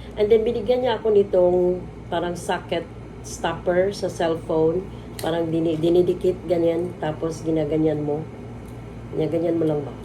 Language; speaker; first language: Filipino; non-native, local second language; Cebuano